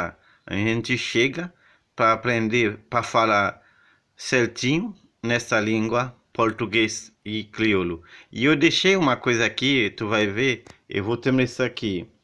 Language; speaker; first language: Portuguese; non-native, fluent; Haitian Creole